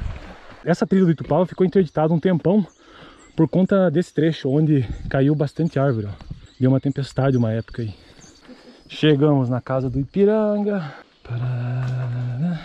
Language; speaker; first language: Portuguese; native; Portuguese